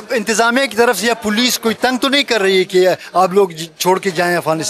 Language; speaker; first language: Hindi; non-native, local second language; Pashto